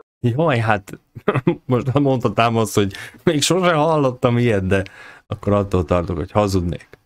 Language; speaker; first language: Hungarian; native; Hungarian